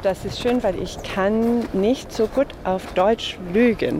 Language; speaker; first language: German; non-native, fluent; English